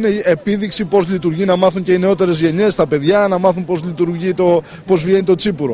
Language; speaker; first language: Greek; native; Greek